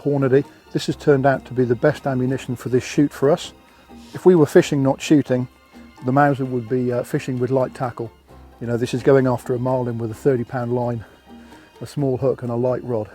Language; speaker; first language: English; native; English